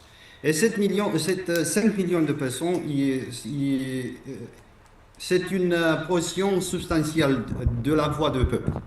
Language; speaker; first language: French; non-native, fluent; Romanian